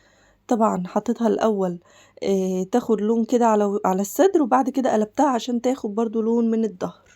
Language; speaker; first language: Arabic; native; Arabic